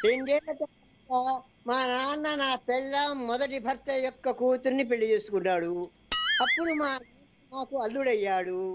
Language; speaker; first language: Telugu; native; Telugu